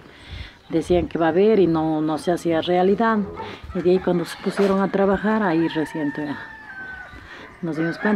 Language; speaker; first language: Spanish; native; Spanish